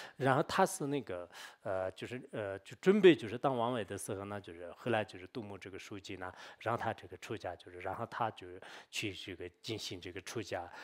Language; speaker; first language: Chinese; non-native, local second language; Tibetan